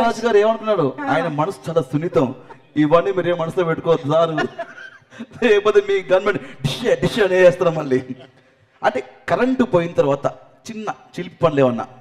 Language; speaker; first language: Telugu; native; Telugu